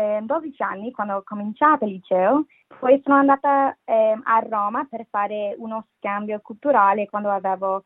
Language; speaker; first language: Italian; non-native, fluent; English